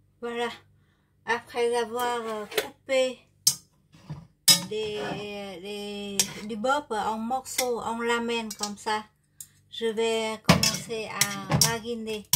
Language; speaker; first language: French; non-native, learner; Vietnamese